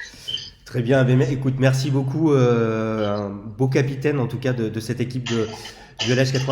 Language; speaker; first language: French; native; French